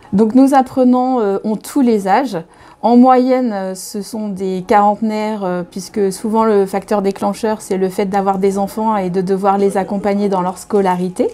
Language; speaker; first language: French; native; French